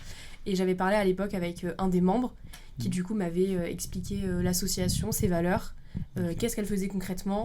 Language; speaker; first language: French; native; French